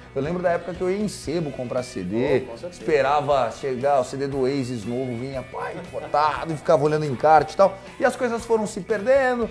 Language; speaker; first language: Portuguese; native; Portuguese